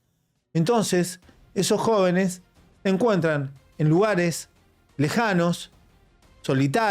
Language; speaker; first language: Spanish; native; Spanish